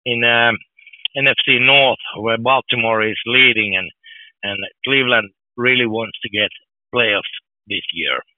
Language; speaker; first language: English; non-native, fluent; Finnish